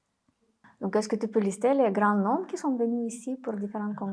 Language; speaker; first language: French; non-native, fluent; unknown